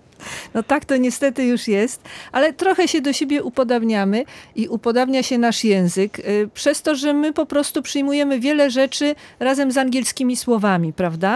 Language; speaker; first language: Polish; native; Polish